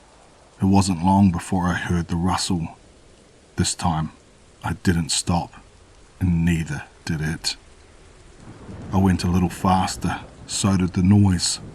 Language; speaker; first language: English; native; English